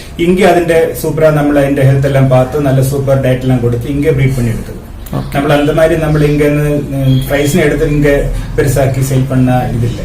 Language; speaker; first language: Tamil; non-native, learner; Malayalam